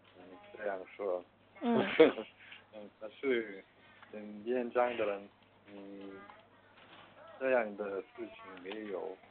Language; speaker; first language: Chinese; non-native, learner; Korean